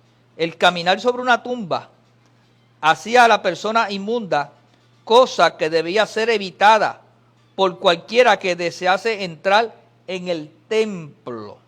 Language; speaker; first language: Spanish; native; Spanish